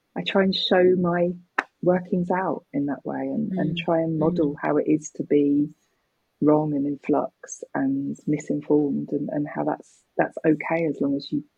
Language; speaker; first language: English; native; English